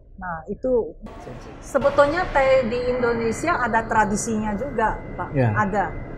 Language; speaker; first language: Indonesian; non-native, fluent; Malay